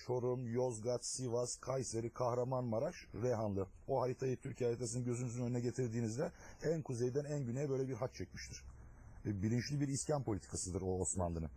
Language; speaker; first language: Turkish; non-native, local second language; Adyghe